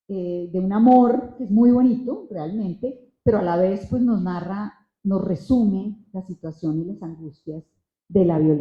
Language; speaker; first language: Spanish; native; Spanish